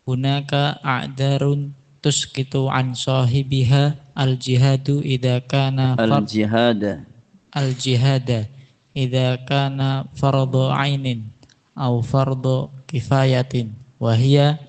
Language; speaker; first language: Arabic; non-native, learner; Indonesian